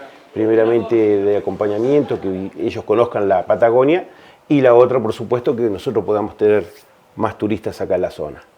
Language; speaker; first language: Spanish; native; Spanish